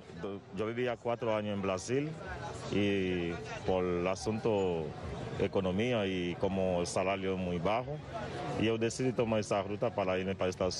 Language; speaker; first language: Spanish; non-native, learner; Haitian Creole